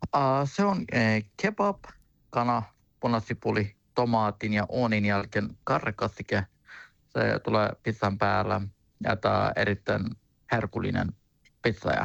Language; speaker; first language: Finnish; non-native, learner; Turkish